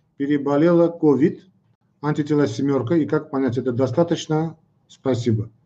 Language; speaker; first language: Russian; non-native, local second language; Armenian